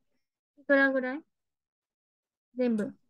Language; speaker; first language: Japanese; non-native, fluent; Vietnamese